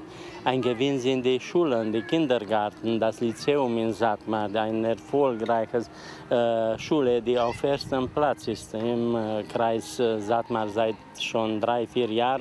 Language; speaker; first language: German; non-native, local second language; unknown